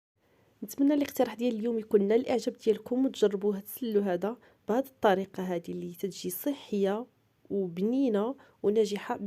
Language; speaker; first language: Arabic; native; Arabic